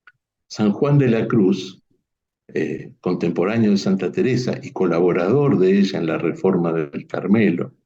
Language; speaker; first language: Spanish; native; Spanish